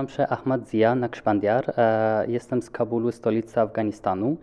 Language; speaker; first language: Polish; non-native, learner; Persian